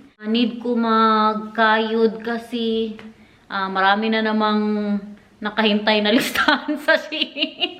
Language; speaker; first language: Filipino; non-native, local second language; Cebuano